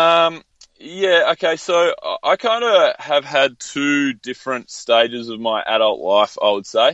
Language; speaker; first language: English; native; English